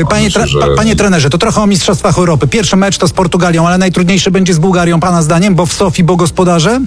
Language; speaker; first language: Polish; native; Polish